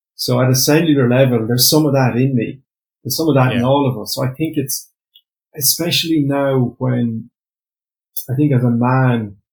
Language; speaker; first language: English; native; English